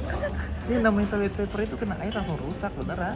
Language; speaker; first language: Indonesian; native; Indonesian